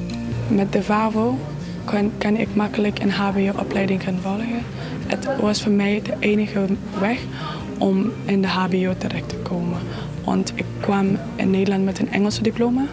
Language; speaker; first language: Dutch; non-native, fluent; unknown